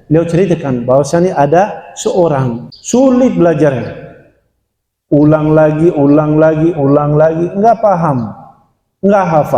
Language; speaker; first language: Indonesian; non-native, fluent; Dutch